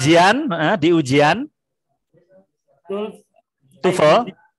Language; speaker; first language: Indonesian; native; Indonesian